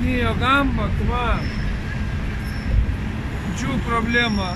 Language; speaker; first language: Italian; non-native, learner; Lithuanian